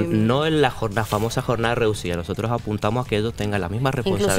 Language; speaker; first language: Spanish; native; Spanish